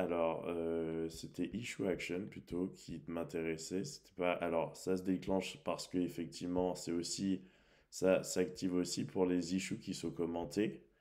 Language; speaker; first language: French; native; French